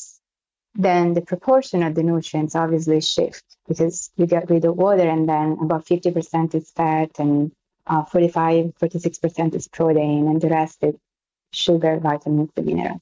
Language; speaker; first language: English; non-native, fluent; Italian